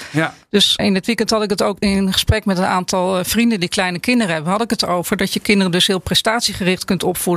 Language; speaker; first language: Dutch; native; Dutch